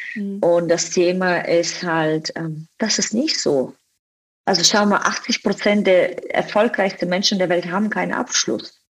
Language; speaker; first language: German; non-native, fluent; Bulgarian